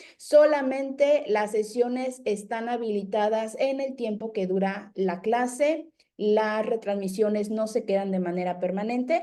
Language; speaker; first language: Spanish; native; Spanish